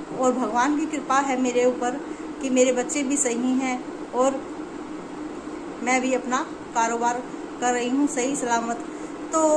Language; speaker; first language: Hindi; native; Hindi